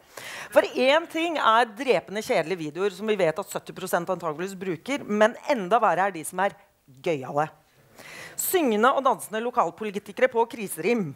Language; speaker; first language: Norwegian; native; Norwegian